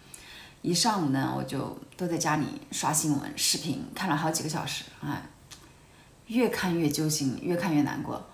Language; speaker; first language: Chinese; native; Chinese